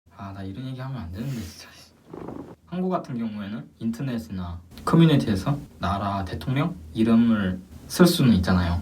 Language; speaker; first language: Korean; non-native, fluent; Chinese